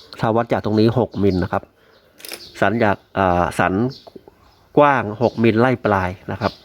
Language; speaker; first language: Thai; native; Thai